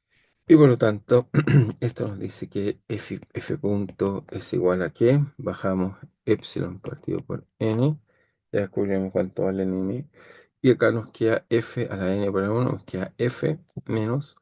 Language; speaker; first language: Spanish; native; Spanish